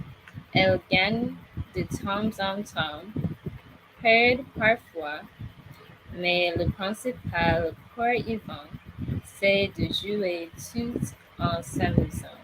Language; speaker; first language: French; non-native, learner; English